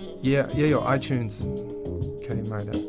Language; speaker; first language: Chinese; non-native, fluent; English